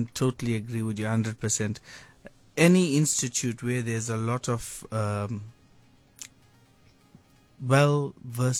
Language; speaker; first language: English; native; English